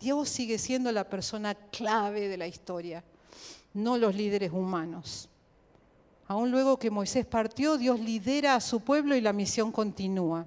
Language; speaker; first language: Spanish; native; Spanish